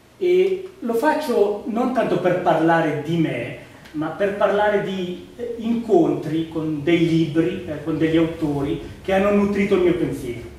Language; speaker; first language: Italian; native; Italian